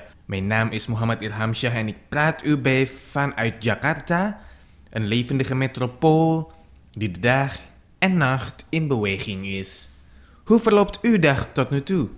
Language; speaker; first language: Dutch; non-native, fluent; Indonesian